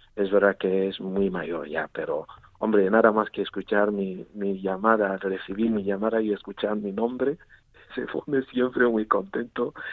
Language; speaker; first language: Spanish; non-native, fluent; Igbo